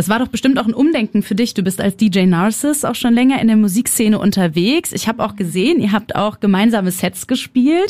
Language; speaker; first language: German; native; German